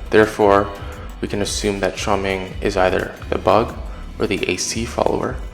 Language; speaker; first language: English; native; English